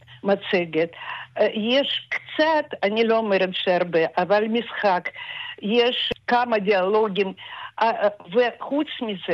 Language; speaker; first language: Hebrew; non-native, fluent; Russian